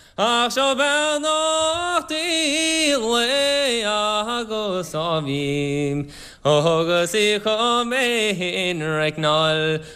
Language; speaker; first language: Irish; native; Irish